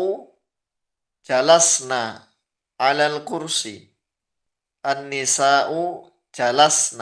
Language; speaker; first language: Arabic; non-native, fluent; Indonesian